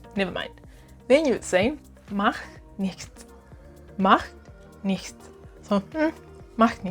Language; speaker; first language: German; non-native, fluent; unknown